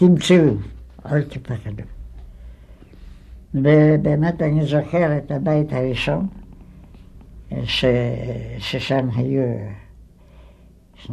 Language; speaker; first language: Hebrew; non-native, fluent; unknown